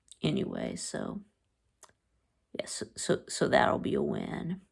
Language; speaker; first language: English; native; English